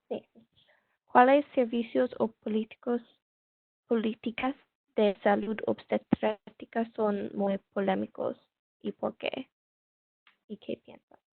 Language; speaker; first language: Spanish; non-native, learner; English